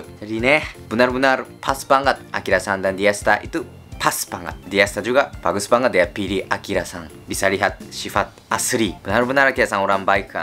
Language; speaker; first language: Indonesian; non-native, fluent; Japanese